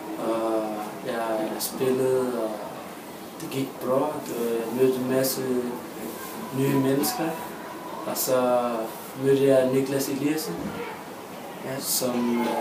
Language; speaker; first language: Danish; early bilingual, other home language; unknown